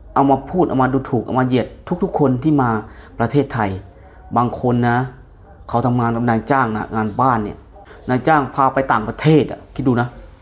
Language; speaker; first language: Thai; native; Thai